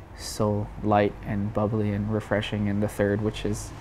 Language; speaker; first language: English; native; English